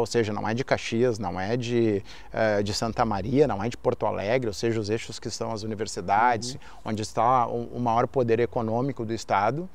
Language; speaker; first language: Portuguese; native; Portuguese